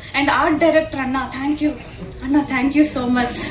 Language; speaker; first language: Tamil; non-native, learner; Kannada